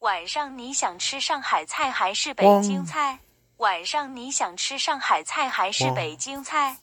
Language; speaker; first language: Chinese; non-native, learner; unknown